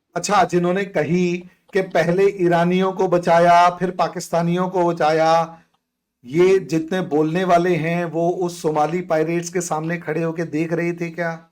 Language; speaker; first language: Hindi; native; Hindi